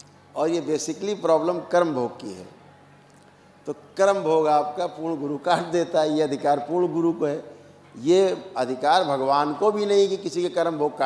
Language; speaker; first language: Hindi; native; Hindi